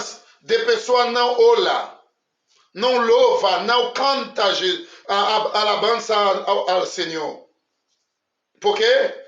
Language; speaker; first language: Portuguese; non-native, learner; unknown